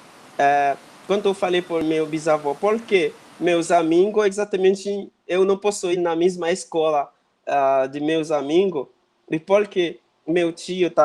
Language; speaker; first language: Portuguese; non-native, fluent; Haitian Creole